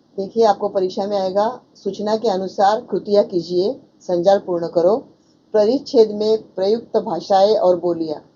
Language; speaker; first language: Hindi; non-native, local second language; Marathi